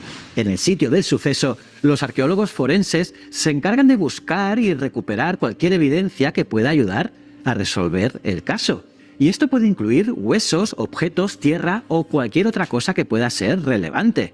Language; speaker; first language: Spanish; native; Spanish